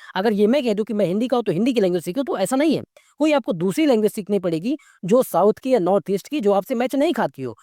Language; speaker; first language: Hindi; native; Hindi